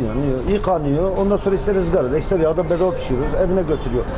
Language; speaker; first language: Turkish; native; Turkish